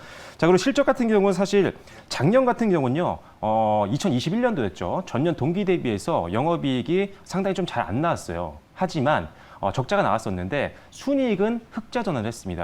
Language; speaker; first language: Korean; native; Korean